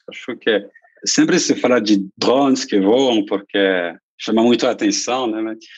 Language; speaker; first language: Portuguese; non-native, fluent; French